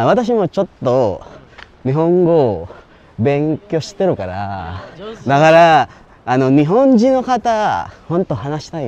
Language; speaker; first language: Japanese; non-native, learner; Filipino